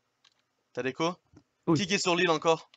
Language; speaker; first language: French; native; French